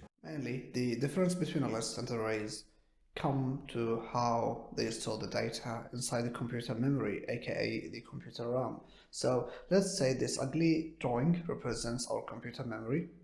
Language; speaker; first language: English; non-native, fluent; Arabic